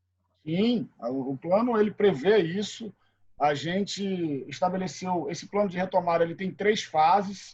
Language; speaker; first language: Portuguese; native; Portuguese